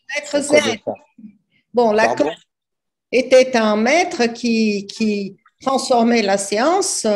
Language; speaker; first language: French; non-native, fluent; Portuguese